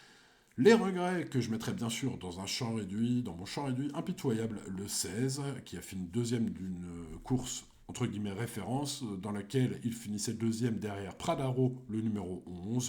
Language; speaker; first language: French; native; French